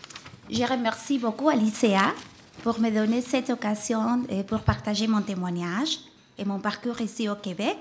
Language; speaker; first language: French; non-native, fluent; Spanish